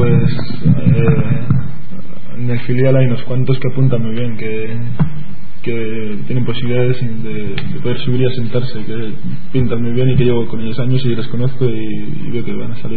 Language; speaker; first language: Spanish; native; Spanish